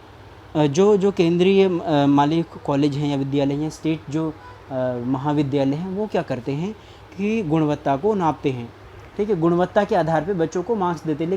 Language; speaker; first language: Hindi; native; Hindi